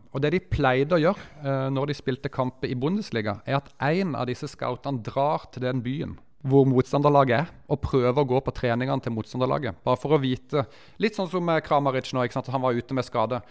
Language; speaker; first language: Norwegian; native; Norwegian